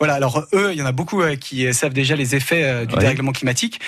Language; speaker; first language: French; native; French